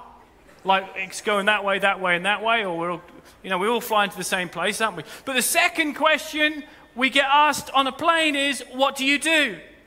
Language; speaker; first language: English; native; English